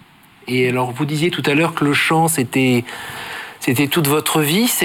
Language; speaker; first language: French; native; French